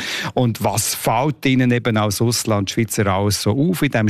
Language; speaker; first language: German; native; German